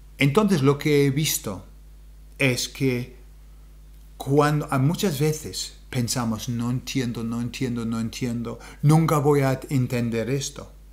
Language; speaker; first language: Spanish; non-native, fluent; English